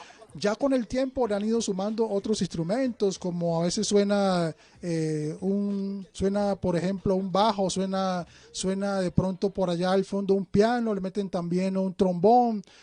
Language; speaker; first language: Spanish; native; Spanish